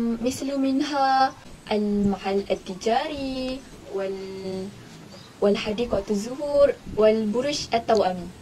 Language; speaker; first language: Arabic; non-native, learner; Malay